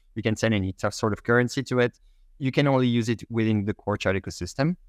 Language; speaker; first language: English; non-native, fluent; French